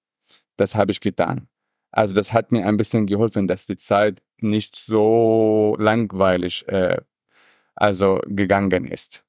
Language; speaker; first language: German; non-native, fluent; Arabic